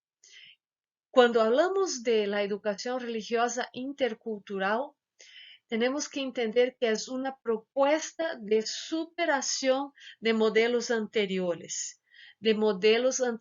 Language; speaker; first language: Spanish; non-native, fluent; Portuguese